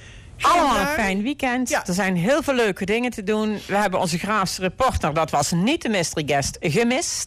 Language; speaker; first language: Dutch; native; Dutch